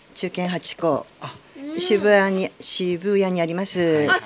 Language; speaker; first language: Japanese; native; Japanese